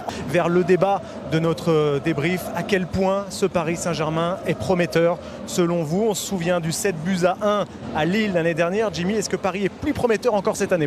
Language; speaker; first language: French; native; French